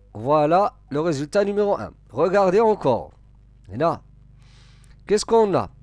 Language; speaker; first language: French; non-native, local second language; Arabic